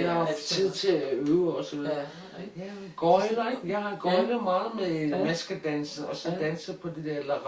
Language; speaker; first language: Danish; non-native, local second language; Kalaallisut